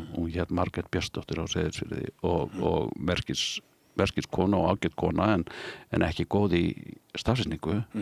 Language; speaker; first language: Icelandic; native; Icelandic